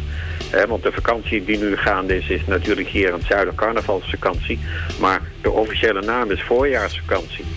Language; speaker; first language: Dutch; native; Dutch